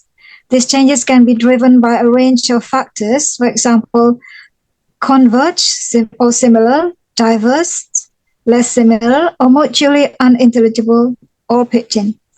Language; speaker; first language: English; non-native, learner; Indonesian